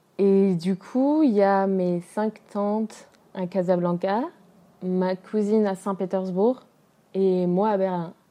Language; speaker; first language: French; native; French